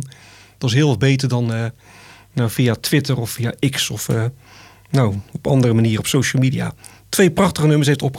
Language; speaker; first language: Dutch; native; Dutch